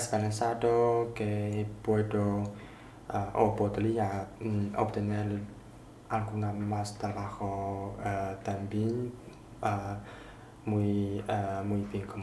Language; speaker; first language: Spanish; non-native, learner; Chinese